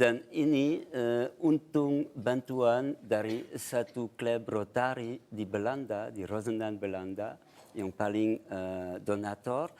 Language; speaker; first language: Indonesian; non-native, fluent; French